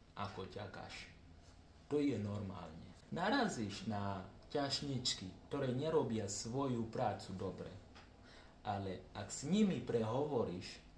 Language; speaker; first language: Slovak; non-native, learner; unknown